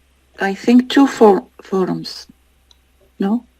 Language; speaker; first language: English; non-native, learner; Italian